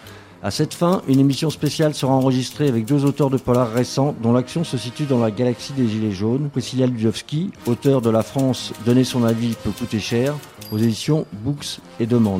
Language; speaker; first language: French; native; French